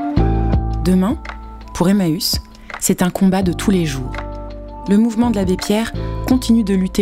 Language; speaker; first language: French; native; French